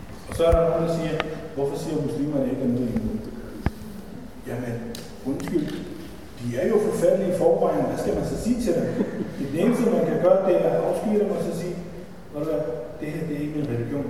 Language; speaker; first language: Danish; non-native, fluent; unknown